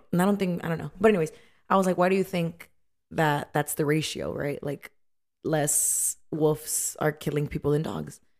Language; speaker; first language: English; non-native, fluent; Spanish